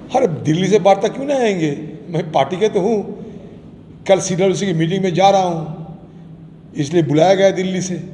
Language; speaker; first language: Hindi; non-native, local second language; Bangla